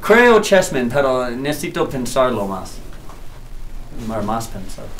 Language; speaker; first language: Spanish; non-native, learner; English